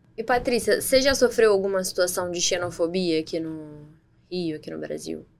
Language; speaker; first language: Portuguese; native; Portuguese